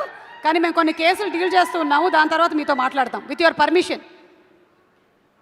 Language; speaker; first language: Telugu; native; Telugu